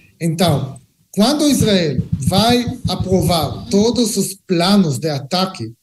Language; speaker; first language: Portuguese; non-native, learner; Hebrew